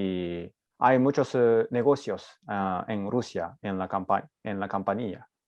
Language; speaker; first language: Spanish; non-native, learner; Japanese